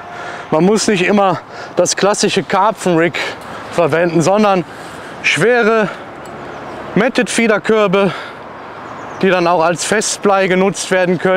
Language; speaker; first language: German; native; German